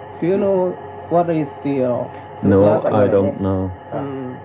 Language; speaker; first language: English; non-native, learner; Japanese